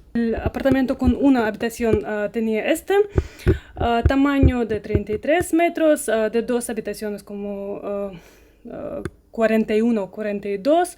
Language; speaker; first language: Spanish; non-native, fluent; Russian